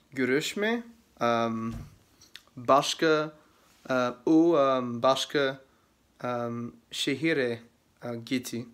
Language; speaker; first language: Turkish; non-native, learner; English